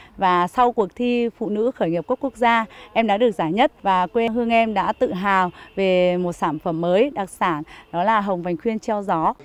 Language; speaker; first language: Vietnamese; non-native, local second language; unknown